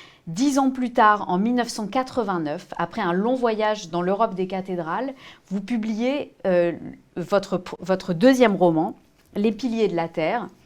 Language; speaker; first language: French; native; French